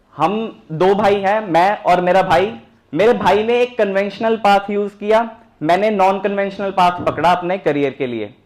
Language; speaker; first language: Hindi; native; Hindi